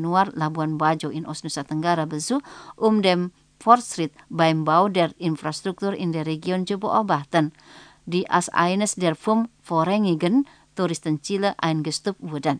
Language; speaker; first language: German; non-native, fluent; Indonesian